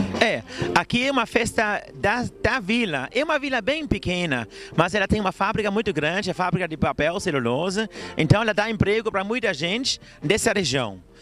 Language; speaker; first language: Portuguese; non-native, fluent; German